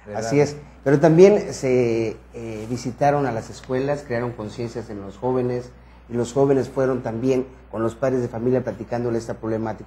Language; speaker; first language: Spanish; native; Spanish